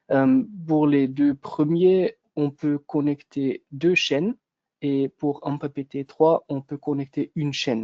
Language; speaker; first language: French; non-native, local second language; German